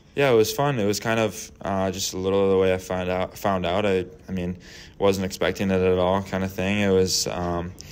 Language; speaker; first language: English; native; English